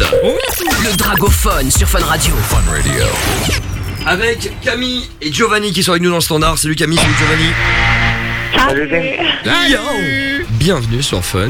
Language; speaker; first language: French; native; French